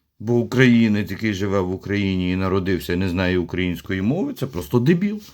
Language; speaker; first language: Ukrainian; non-native, local second language; Russian